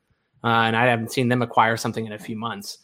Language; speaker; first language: English; native; English